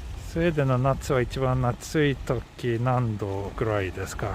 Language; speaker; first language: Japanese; non-native, fluent; Swedish